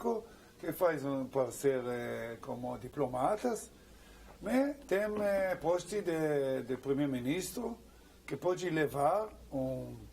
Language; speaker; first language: Portuguese; non-native, learner; Hebrew